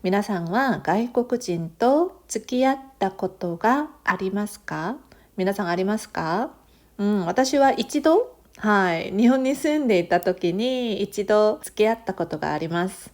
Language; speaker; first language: Japanese; non-native, fluent; Korean